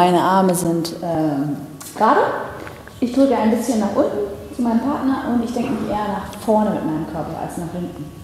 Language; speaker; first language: German; native; German